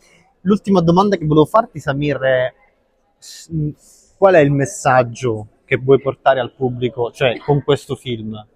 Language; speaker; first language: Italian; native; Italian